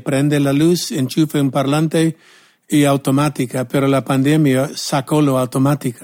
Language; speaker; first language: Spanish; non-native, fluent; English